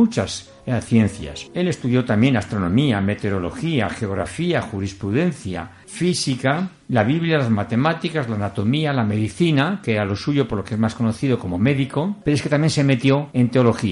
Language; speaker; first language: Spanish; native; Spanish